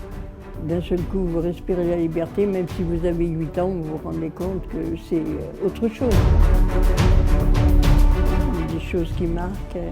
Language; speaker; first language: French; native; French